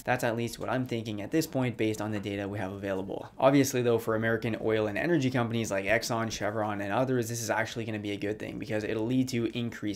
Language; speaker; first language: English; native; English